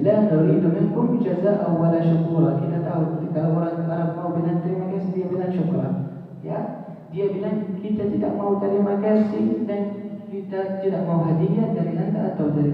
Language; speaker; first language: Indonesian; non-native, fluent; Arabic